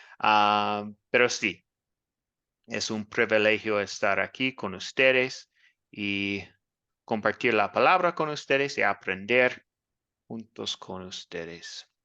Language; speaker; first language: Spanish; non-native, learner; English